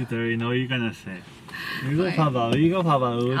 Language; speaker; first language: Korean; non-native, learner; English